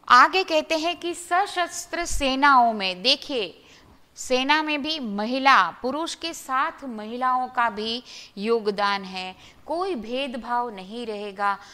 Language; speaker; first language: Hindi; non-native, local second language; Gujarati